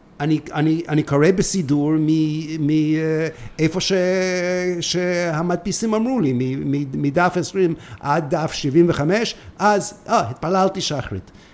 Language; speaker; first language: Hebrew; non-native, fluent; English